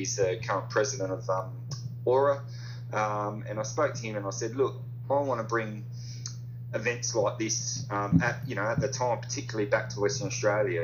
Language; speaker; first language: English; native; English